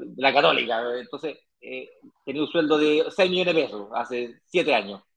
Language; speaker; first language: Spanish; native; Spanish